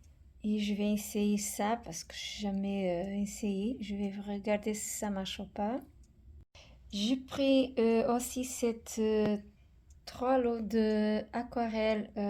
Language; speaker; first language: French; non-native, fluent; Portuguese